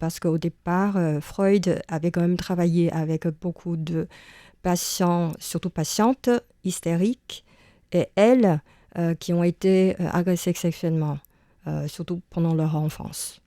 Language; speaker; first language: French; non-native, fluent; Chinese